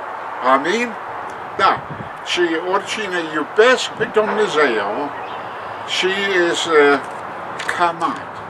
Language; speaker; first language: Romanian; non-native, learner; English